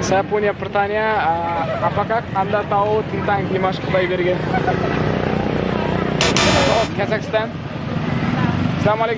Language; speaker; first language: Indonesian; non-native, learner; Kazakh